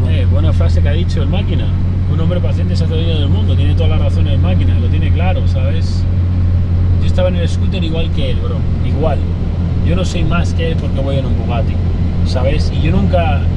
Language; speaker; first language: Spanish; native; Spanish